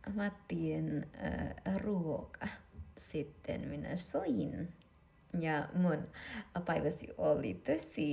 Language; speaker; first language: Finnish; non-native, learner; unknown